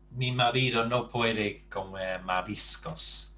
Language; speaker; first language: Spanish; non-native, fluent; English